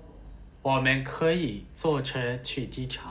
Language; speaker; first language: Chinese; non-native, fluent; Burmese